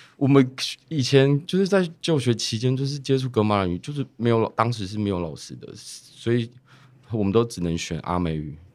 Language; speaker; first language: Chinese; native; Chinese